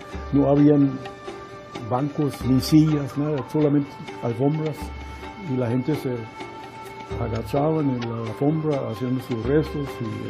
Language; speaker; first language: Spanish; non-native, fluent; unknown